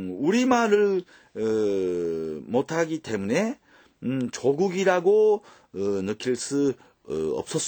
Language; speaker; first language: Korean; non-native, fluent; Japanese